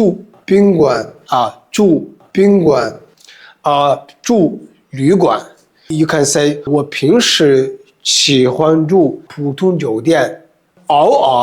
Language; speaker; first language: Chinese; non-native, fluent; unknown